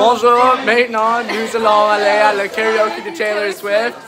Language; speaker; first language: French; non-native, learner; English